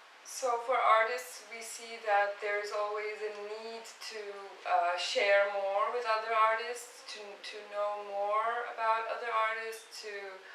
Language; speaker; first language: English; non-native, fluent; Turkish